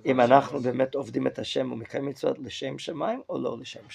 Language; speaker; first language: Hebrew; non-native, fluent; English